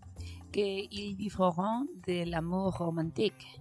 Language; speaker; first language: French; non-native, learner; Spanish